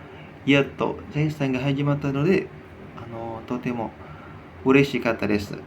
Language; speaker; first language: Japanese; non-native, learner; Indonesian